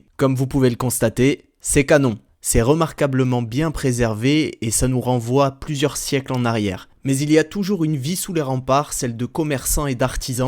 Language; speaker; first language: French; native; French